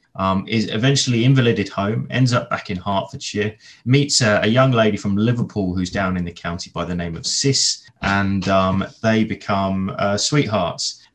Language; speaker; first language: English; native; English